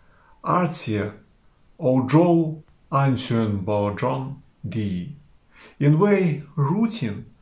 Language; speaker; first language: Chinese; non-native, fluent; Ukrainian